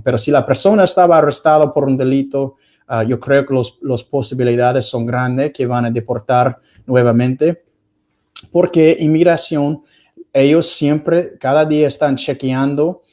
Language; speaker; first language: Spanish; non-native, fluent; English